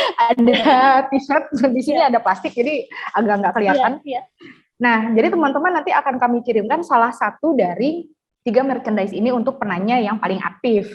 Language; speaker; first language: Indonesian; native; Indonesian